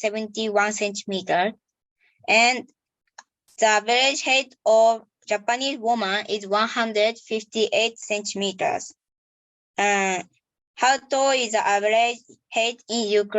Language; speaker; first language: English; non-native, learner; Japanese